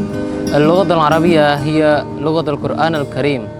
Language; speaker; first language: Arabic; non-native, fluent; Indonesian